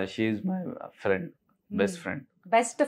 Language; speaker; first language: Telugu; non-native, local second language; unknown